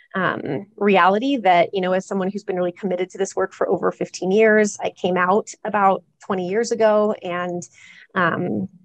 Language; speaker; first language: English; native; English